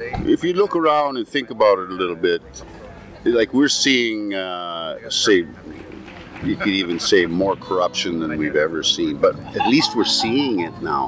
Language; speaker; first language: English; native; English